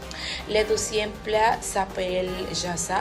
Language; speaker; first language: French; non-native, learner; Spanish